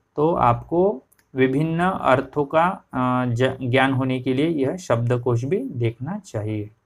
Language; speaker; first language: Hindi; non-native, local second language; Marathi